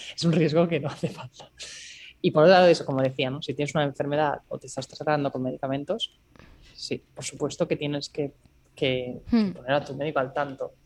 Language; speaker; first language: Spanish; native; Spanish